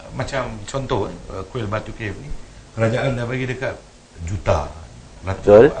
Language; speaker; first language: Malay; non-native, local second language; Tamil